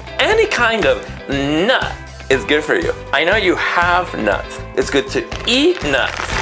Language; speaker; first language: English; non-native, local second language; Spanish